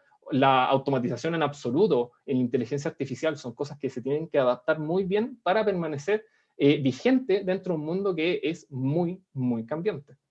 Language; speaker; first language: Spanish; native; Spanish